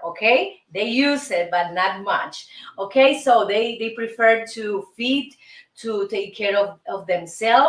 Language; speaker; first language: English; non-native, fluent; Spanish